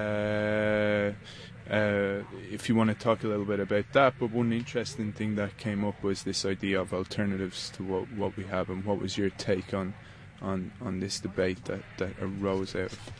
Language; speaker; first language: English; native; English